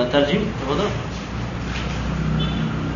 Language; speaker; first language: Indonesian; non-native, fluent; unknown